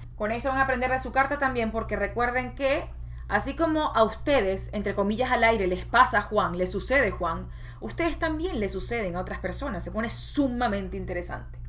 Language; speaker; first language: Spanish; native; Spanish